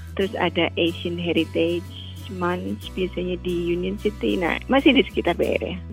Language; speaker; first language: Indonesian; native; Indonesian